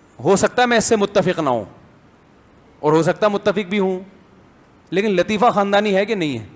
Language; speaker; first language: Urdu; native; Urdu